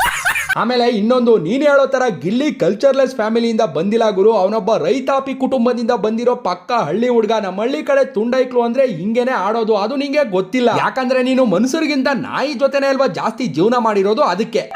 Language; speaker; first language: Kannada; native; Kannada